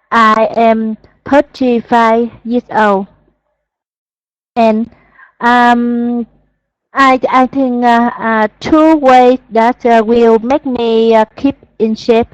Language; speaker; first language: English; non-native, learner; Vietnamese